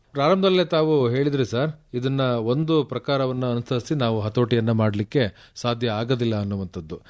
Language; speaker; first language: Kannada; native; Kannada